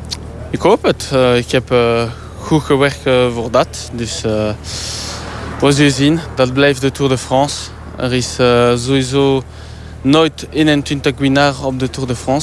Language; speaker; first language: Dutch; non-native, local second language; French